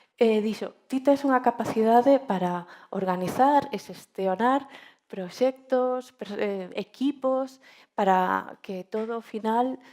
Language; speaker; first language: Galician; non-native, local second language; Spanish